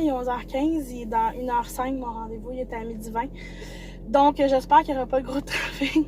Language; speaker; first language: French; native; French